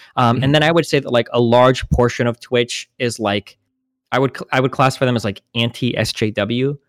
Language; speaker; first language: English; native; English